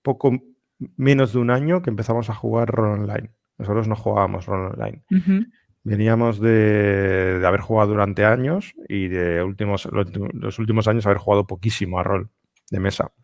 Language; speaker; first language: Spanish; native; Spanish